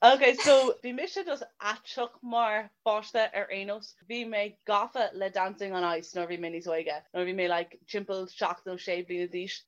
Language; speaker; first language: Irish; non-native, local second language; English